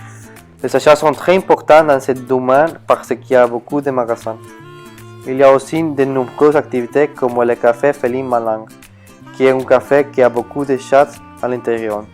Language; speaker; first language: French; non-native, learner; Spanish